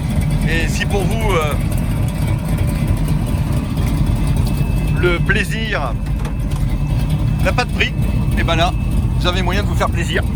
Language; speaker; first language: French; native; French